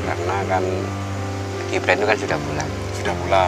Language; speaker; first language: Indonesian; native; Indonesian